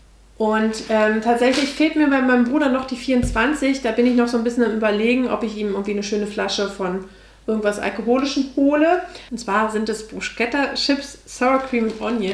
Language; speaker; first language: German; native; German